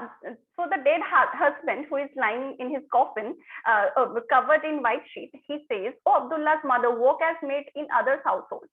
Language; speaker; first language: English; non-native, local second language; Bangla